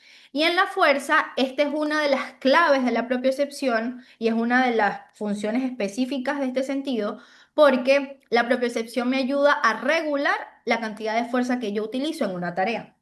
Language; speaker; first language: Spanish; native; Spanish